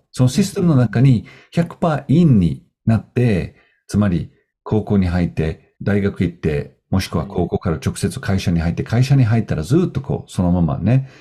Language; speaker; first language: Japanese; non-native, fluent; Dutch